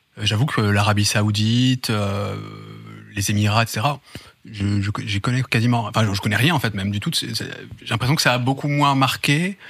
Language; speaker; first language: French; native; French